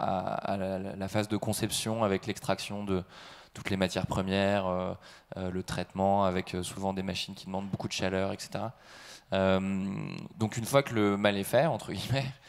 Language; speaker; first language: French; native; French